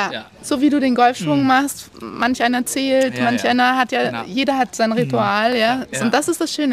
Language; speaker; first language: German; native; German